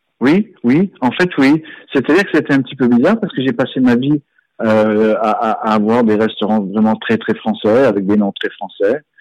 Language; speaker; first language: French; native; French